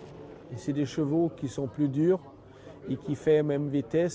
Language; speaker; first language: French; non-native, fluent; Swedish